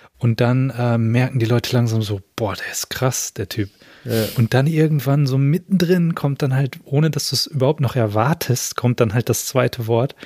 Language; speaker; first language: German; native; German